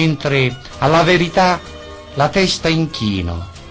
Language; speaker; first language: Italian; native; Italian